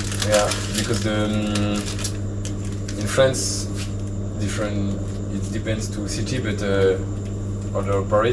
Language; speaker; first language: English; non-native, learner; French